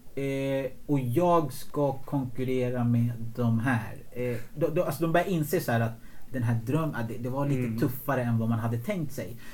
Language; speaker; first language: Swedish; early bilingual, other home language; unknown